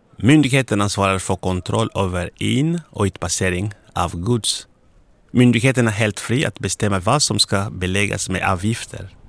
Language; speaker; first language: Swedish; non-native, fluent; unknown